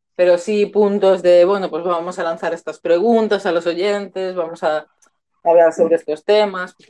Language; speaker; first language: Spanish; native; Spanish